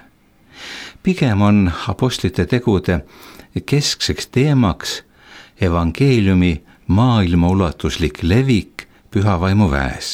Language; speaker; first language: Estonian; native; Estonian